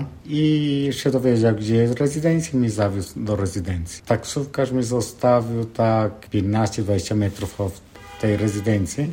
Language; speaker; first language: Polish; non-native, fluent; Spanish